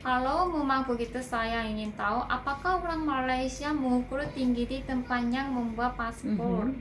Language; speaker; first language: Indonesian; non-native, learner; Korean